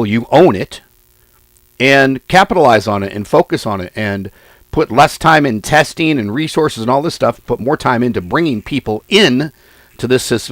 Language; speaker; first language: English; native; English